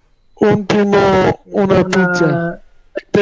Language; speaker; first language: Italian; non-native, learner; Bangla